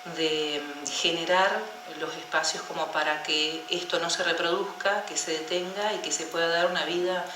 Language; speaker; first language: Spanish; native; Spanish